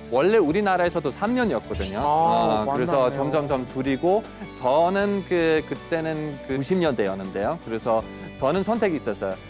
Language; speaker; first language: Korean; non-native, fluent; German